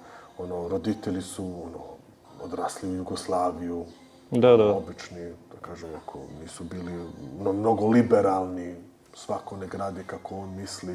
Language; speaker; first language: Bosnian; early bilingual, heritage; Bosnian